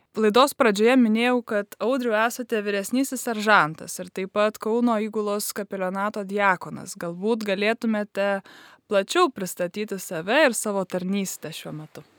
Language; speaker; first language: Lithuanian; native; Lithuanian